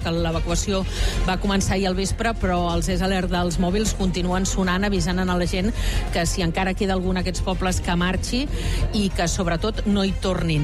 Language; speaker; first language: Catalan; native; Catalan